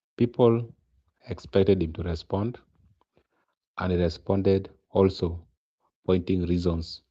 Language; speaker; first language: English; non-native, local second language; Swahili